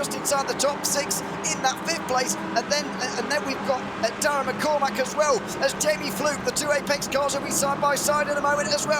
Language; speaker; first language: English; native; English